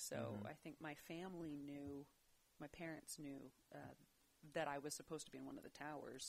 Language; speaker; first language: English; native; English